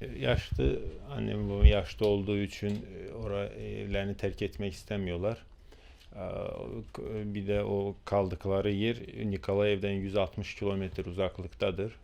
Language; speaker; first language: Turkish; non-native, fluent; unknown